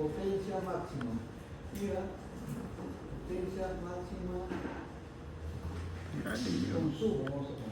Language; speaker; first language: Spanish; native; Spanish